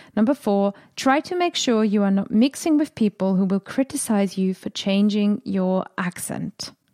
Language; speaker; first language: English; non-native, fluent; German